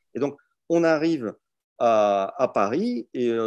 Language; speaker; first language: French; early bilingual, other home language; Russian